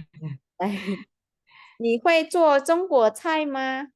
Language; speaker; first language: Chinese; non-native, fluent; Indonesian